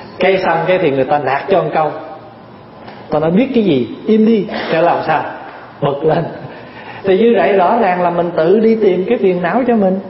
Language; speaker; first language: Vietnamese; early bilingual, heritage; Vietnamese